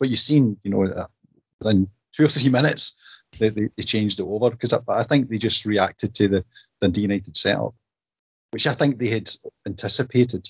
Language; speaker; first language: English; native; English